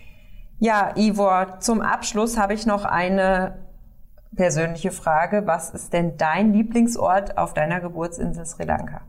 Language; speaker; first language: German; native; German